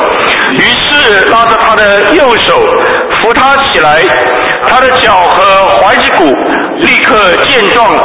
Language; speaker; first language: Chinese; native; Chinese